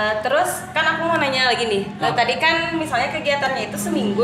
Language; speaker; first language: Indonesian; native; Indonesian